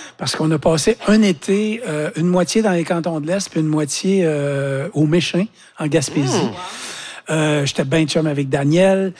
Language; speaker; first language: French; native; French